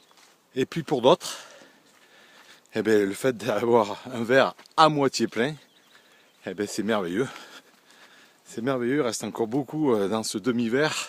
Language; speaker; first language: French; native; French